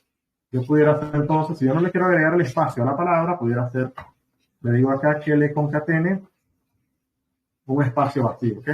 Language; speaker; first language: Spanish; native; Spanish